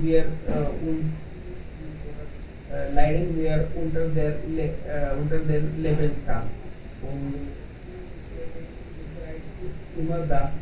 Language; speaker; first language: German; non-native, learner; Hindi